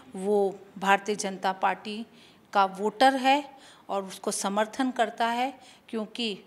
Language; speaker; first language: Hindi; native; Hindi